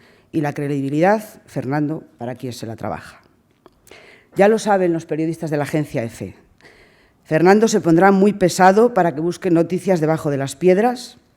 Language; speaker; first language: Spanish; native; Spanish